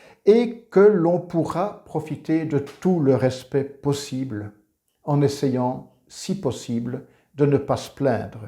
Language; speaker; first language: French; native; French